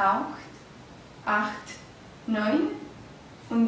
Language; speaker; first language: German; non-native, learner; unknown